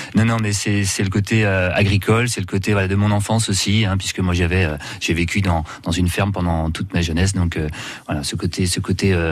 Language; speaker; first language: French; native; French